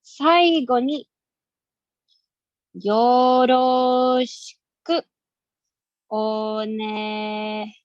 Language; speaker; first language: Japanese; non-native, learner; English